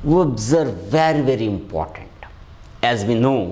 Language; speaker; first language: English; non-native, local second language; Kannada